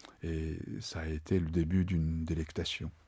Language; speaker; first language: French; non-native, fluent; Japanese